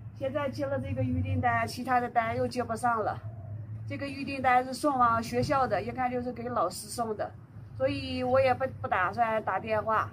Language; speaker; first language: Chinese; native; Chinese